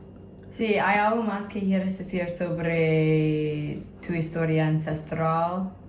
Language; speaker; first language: Spanish; non-native, fluent; English